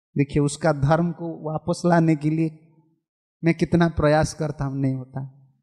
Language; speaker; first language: Hindi; non-native, local second language; Odia